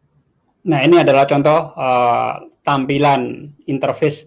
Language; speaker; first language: Indonesian; native; Indonesian